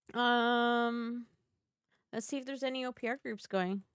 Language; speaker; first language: English; native; English